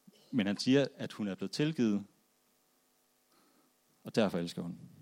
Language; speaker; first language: Danish; native; Danish